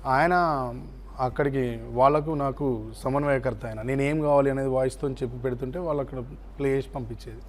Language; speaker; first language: Telugu; native; Telugu